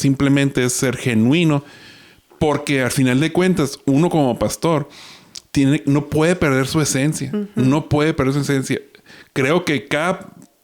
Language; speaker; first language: Spanish; native; Spanish